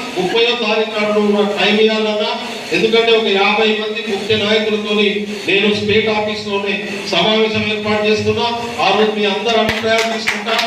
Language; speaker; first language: Telugu; non-native, local second language; Lambadi